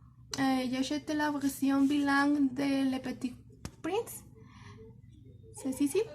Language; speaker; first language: French; non-native, learner; Spanish